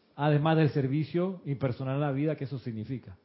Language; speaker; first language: Spanish; early bilingual, other home language; Russian